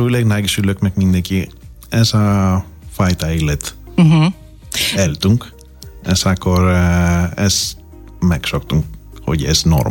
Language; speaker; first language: Hungarian; non-native, fluent; Greek